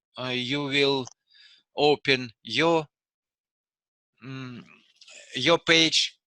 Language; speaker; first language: English; non-native, learner; Russian